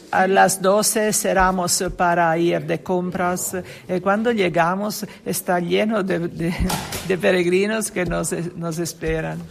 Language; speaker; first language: Spanish; non-native, learner; Italian